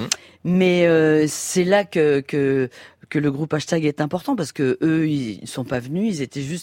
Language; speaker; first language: French; native; French